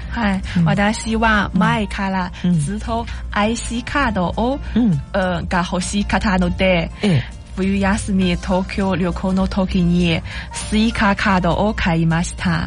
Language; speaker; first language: Japanese; non-native, learner; Chinese